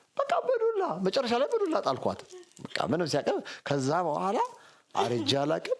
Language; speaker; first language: Amharic; non-native, local second language; Sebat Bet Gurage